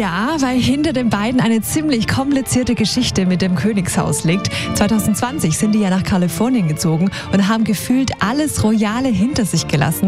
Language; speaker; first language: German; native; German